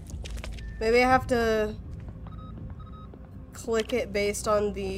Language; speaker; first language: English; native; English